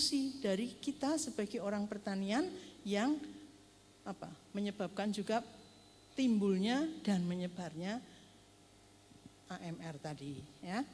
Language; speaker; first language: Indonesian; native; Indonesian